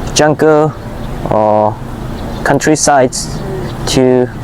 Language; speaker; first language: English; non-native, learner; Thai